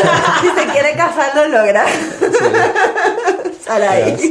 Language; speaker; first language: Spanish; native; Spanish